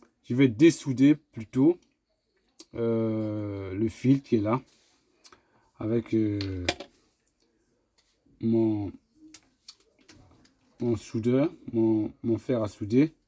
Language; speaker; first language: French; native; French